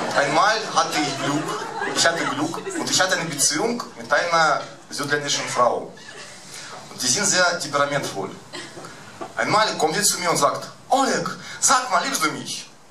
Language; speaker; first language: German; early bilingual, other home language; Russian